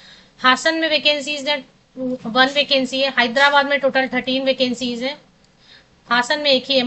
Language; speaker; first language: Hindi; native; Hindi